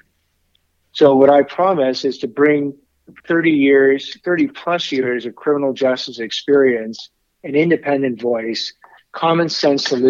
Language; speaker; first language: English; native; English